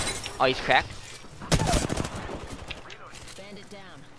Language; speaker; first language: English; native; English